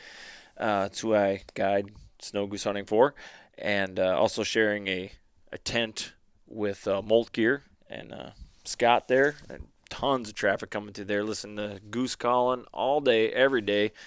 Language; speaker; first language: English; native; English